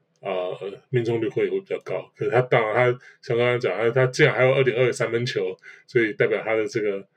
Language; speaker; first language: Chinese; native; Chinese